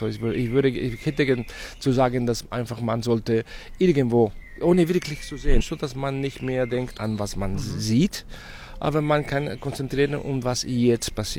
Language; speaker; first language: German; non-native, fluent; Catalan